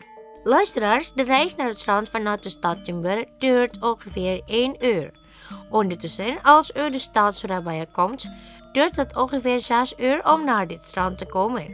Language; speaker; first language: Dutch; non-native, fluent; Indonesian